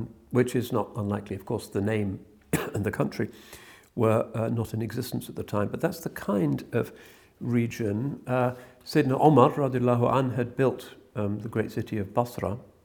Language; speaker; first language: English; native; English